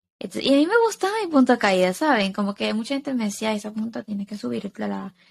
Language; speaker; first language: Spanish; early bilingual, heritage; Spanish